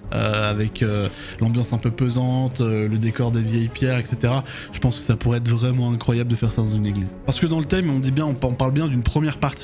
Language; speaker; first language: French; native; French